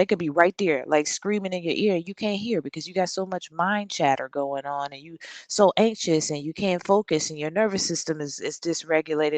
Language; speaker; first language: English; native; English